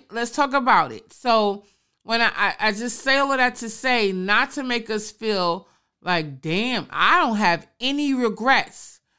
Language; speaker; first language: English; native; English